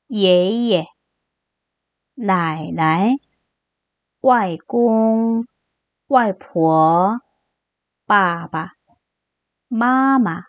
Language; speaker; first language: Chinese; non-native, fluent; Korean